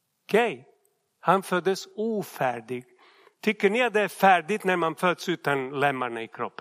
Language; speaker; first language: Swedish; non-native, fluent; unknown